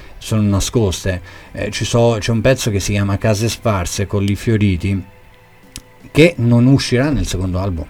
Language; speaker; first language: Italian; non-native, fluent; Albanian